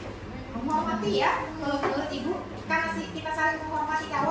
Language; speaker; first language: Indonesian; native; Indonesian